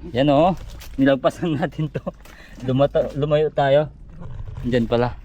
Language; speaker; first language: Filipino; native; Filipino